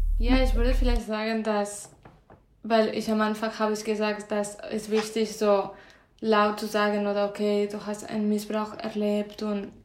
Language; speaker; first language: German; non-native, fluent; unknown